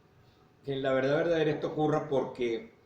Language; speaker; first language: Spanish; native; Spanish